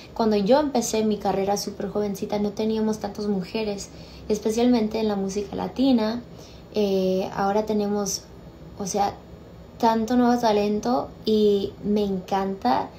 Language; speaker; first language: Spanish; early bilingual, heritage; Spanish